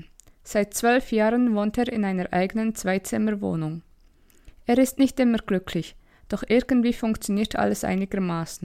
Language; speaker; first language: German; native; German